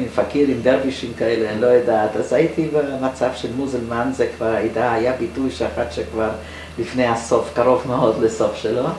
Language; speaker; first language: Hebrew; non-native, fluent; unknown